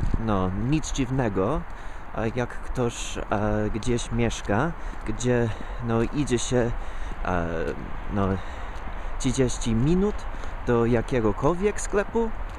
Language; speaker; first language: Polish; non-native, fluent; English